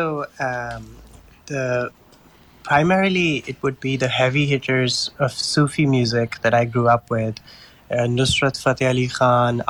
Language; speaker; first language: English; non-native, local second language; Urdu